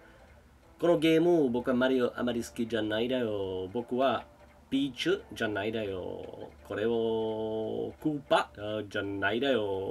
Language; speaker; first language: Japanese; non-native, learner; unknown